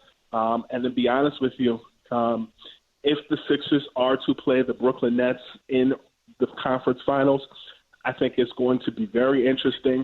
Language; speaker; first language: English; native; English